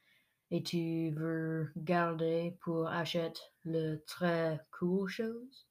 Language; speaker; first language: French; non-native, local second language; English